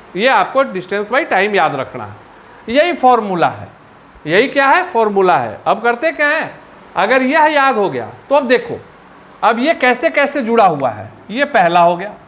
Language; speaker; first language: Hindi; native; Hindi